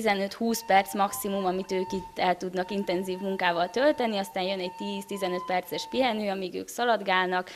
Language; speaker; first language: Hungarian; native; Hungarian